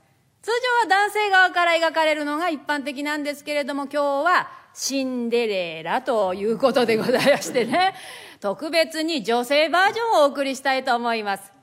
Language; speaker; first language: Japanese; native; Japanese